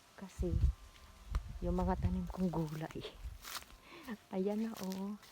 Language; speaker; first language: Filipino; native; Filipino